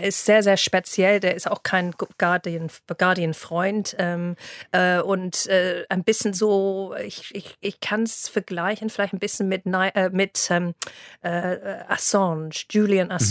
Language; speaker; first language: German; non-native, fluent; English